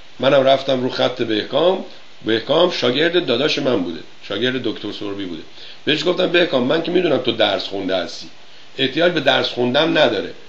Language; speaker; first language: Persian; native; Persian